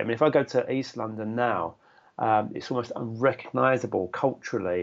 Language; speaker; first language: English; native; English